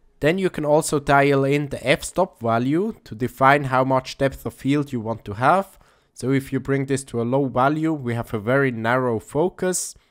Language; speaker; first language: English; non-native, fluent; German